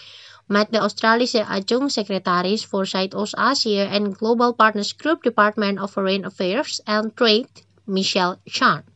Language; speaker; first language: Dutch; non-native, fluent; Indonesian